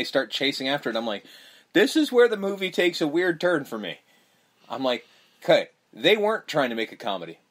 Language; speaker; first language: English; native; English